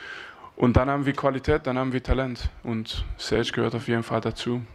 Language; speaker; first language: German; non-native, fluent; French